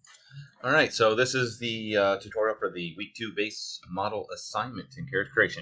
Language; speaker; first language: English; native; English